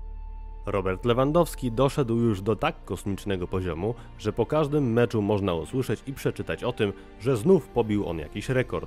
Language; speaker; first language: Polish; native; Polish